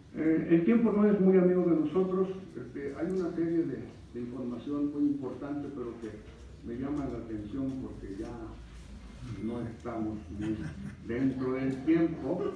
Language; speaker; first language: Spanish; native; Spanish